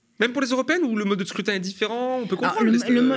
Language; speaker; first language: French; native; French